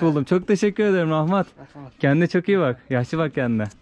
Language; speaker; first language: Turkish; native; Turkish